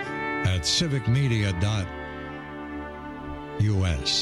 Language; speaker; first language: English; native; English